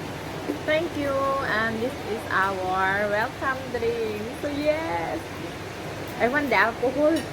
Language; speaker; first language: English; non-native, learner; Filipino